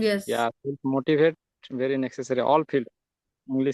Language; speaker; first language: English; non-native, learner; Santali